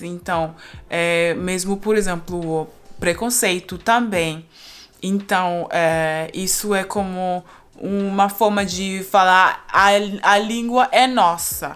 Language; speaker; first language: Portuguese; non-native, fluent; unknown